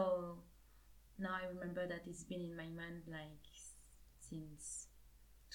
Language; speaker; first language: English; non-native, fluent; French